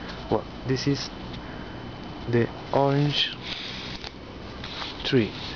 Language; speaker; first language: English; non-native, learner; Spanish